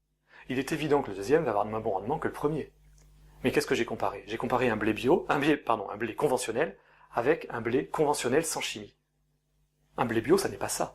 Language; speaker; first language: French; native; French